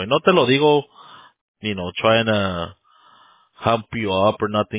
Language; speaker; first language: English; early bilingual, other home language; Spanish